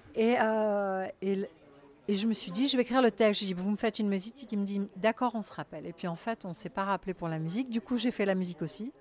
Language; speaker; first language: French; native; French